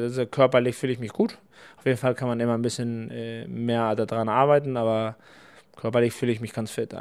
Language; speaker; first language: German; non-native, fluent; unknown